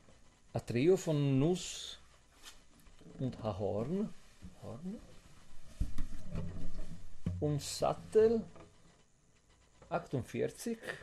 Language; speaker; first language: German; non-native, fluent; Italian